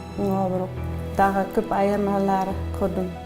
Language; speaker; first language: Kyrgyz; non-native, learner; German